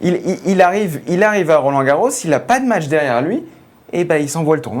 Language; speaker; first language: French; native; French